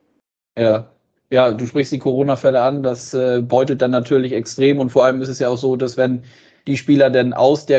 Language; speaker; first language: German; native; German